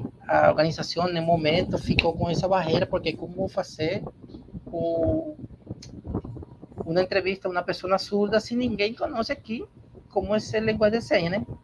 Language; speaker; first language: Portuguese; non-native, learner; Spanish